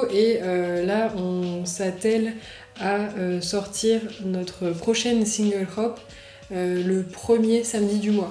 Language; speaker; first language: French; native; French